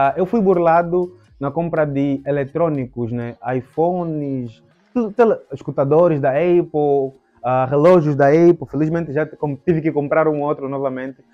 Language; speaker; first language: Portuguese; native; Portuguese